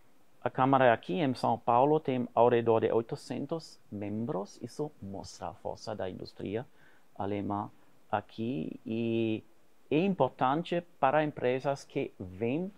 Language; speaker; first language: Portuguese; non-native, fluent; German